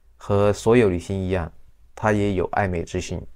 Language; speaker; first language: Chinese; native; Chinese